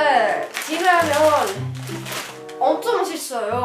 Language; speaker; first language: Korean; non-native, learner; Finnish